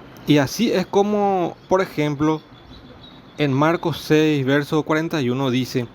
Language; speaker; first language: Spanish; native; Spanish